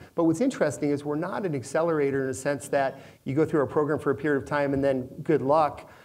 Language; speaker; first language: English; native; English